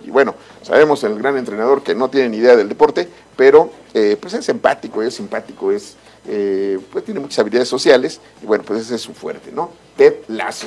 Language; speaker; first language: Spanish; native; Spanish